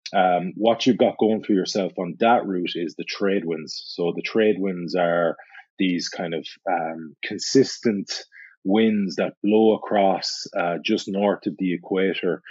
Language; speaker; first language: English; native; English